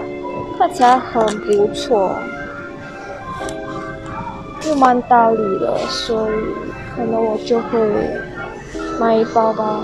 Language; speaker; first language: Chinese; non-native, local second language; English